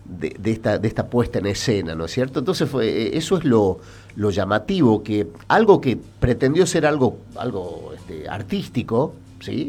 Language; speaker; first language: Spanish; native; Spanish